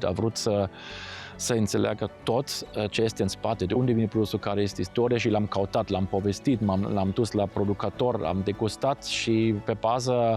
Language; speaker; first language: Romanian; non-native, fluent; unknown